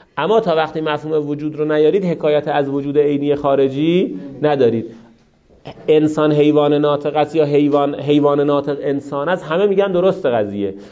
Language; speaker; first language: Persian; native; Persian